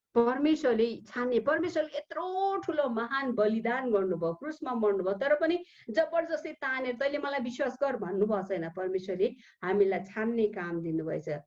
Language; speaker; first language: Nepali; early bilingual, heritage; Nepali